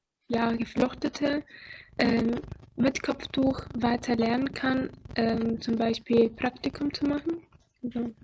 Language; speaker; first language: German; non-native, fluent; Arabic